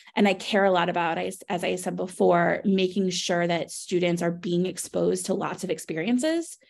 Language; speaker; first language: English; native; English